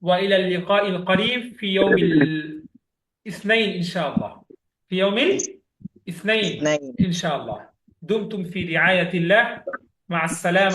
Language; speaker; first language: Arabic; non-native, fluent; Bangla